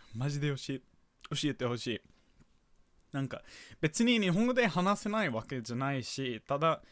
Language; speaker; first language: Japanese; non-native, fluent; English